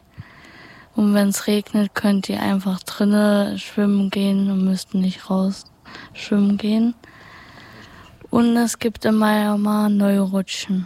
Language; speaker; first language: German; native; German